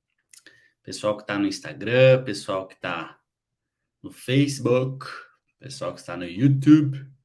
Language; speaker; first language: Portuguese; native; Portuguese